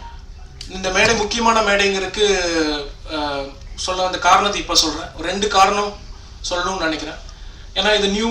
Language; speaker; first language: Tamil; native; Tamil